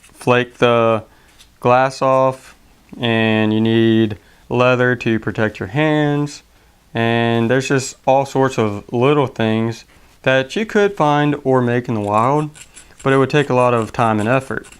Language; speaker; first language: English; native; English